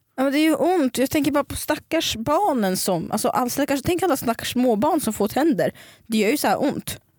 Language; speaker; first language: Swedish; early bilingual, other home language; Russian